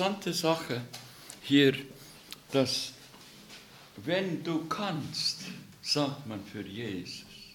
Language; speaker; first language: German; non-native, fluent; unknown